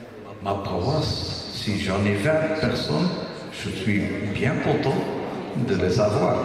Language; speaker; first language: French; non-native, local second language; Dutch